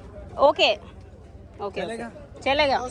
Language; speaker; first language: Hindi; non-native, local second language; Telugu